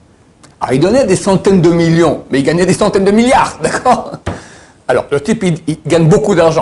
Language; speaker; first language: French; native; French